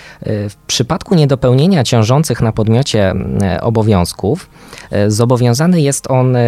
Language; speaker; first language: Polish; native; Polish